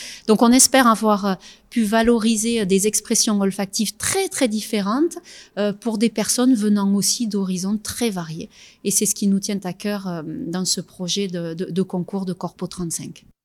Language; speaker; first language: French; native; French